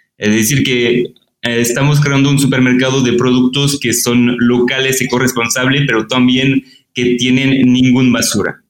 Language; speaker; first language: Spanish; non-native, fluent; French